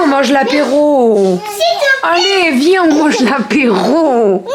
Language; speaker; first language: French; native; French